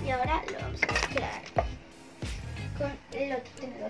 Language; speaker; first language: Spanish; early bilingual, heritage; Spanish